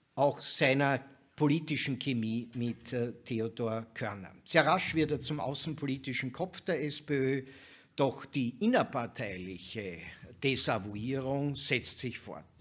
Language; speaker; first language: German; native; German